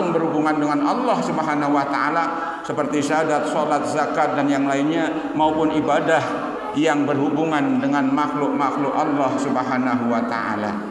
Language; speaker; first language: Indonesian; native; Indonesian